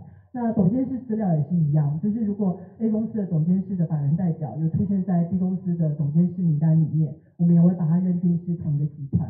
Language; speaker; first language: Chinese; native; Chinese